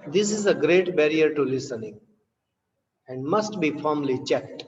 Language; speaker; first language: English; non-native, local second language; Gujarati